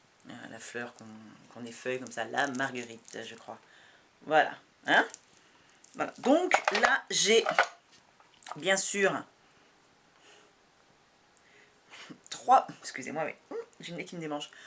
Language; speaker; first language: French; native; French